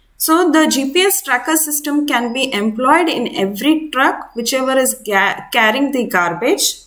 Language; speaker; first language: English; non-native, local second language; Kannada